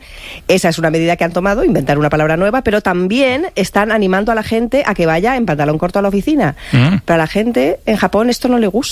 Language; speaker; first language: Spanish; native; Spanish